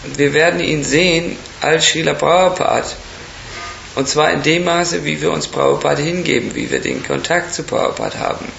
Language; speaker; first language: German; native; German